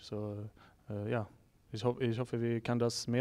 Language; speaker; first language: German; non-native, learner; Swedish